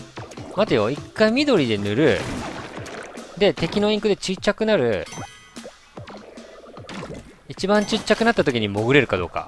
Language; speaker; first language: Japanese; native; Japanese